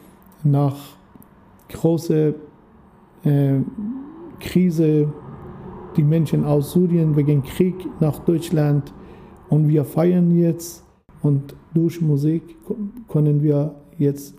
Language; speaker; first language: German; non-native, learner; Persian